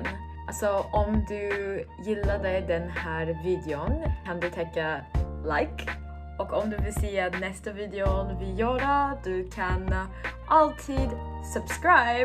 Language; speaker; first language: Swedish; non-native, learner; English